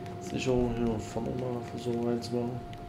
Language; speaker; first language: German; native; German